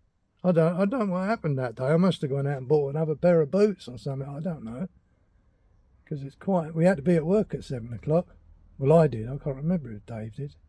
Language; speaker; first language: English; native; English